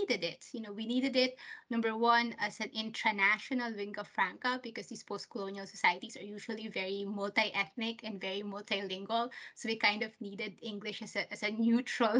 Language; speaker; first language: English; non-native, local second language; Filipino